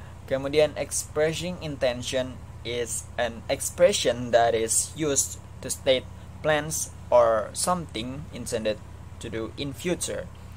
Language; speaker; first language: English; non-native, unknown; Indonesian